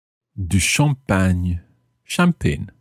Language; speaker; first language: French; non-native, fluent; English